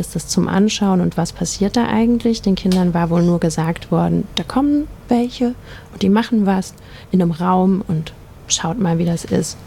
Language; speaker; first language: German; native; German